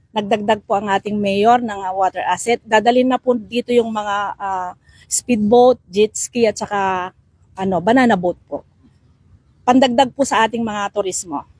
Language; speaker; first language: Filipino; non-native, local second language; Pangasinan